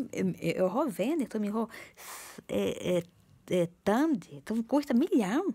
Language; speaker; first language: Swedish; non-native, learner; Portuguese